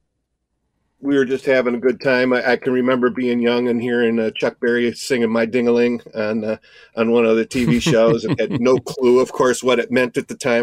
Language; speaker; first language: English; native; English